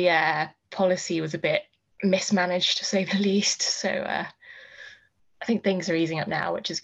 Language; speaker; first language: English; native; English